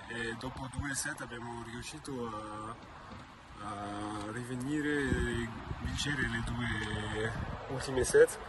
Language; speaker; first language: Italian; non-native, learner; French